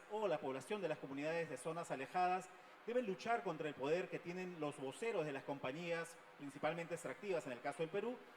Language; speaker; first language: Spanish; native; Spanish